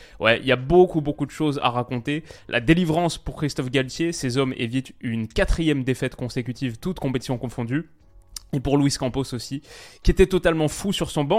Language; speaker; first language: French; native; French